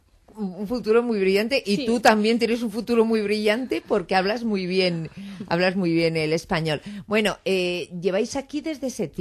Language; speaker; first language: Spanish; native; Spanish